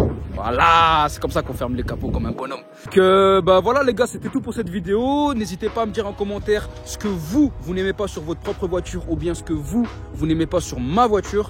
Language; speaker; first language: French; native; French